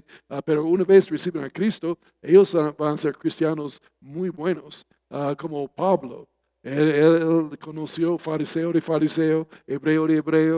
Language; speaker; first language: Spanish; non-native, fluent; English